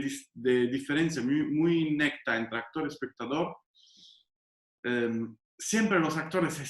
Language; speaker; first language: Spanish; non-native, fluent; Italian